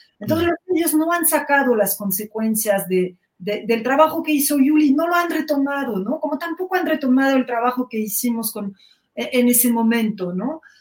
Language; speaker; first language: Spanish; non-native, fluent; French